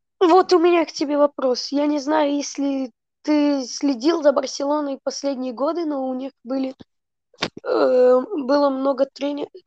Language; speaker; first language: Russian; early bilingual, heritage; Russian